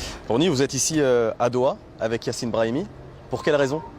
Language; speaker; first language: French; native; French